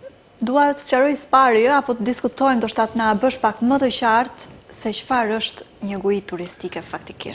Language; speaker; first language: Albanian; native; Albanian